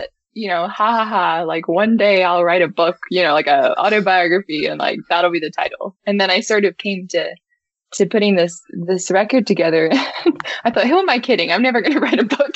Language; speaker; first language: English; native; English